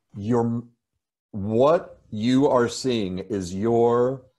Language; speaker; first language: English; native; English